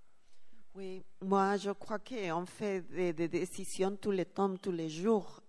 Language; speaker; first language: French; non-native, learner; Spanish